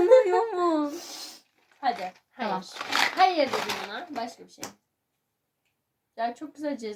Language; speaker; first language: Turkish; native; Turkish